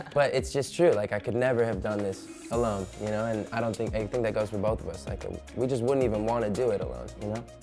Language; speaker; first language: English; native; English